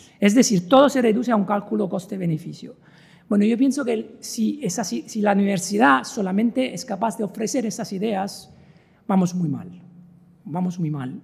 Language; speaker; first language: Spanish; non-native, fluent; Italian